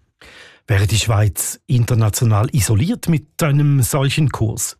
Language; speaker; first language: German; native; German